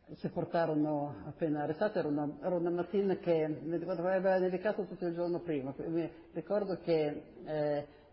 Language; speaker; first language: Italian; native; Italian